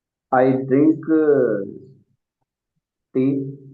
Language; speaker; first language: English; non-native, learner; Urdu